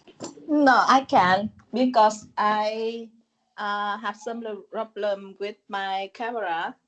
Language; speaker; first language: English; non-native, learner; Vietnamese